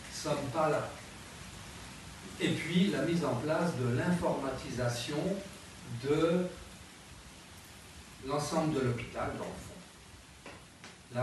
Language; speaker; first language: French; native; French